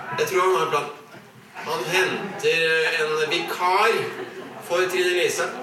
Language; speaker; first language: Norwegian; native; Norwegian